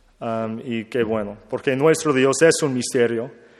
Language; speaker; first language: Spanish; non-native, learner; English